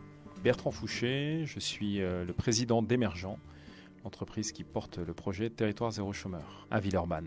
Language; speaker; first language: French; native; French